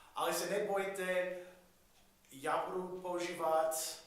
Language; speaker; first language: Czech; non-native, learner; English